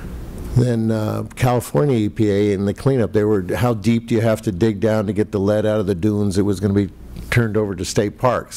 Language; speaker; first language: English; native; English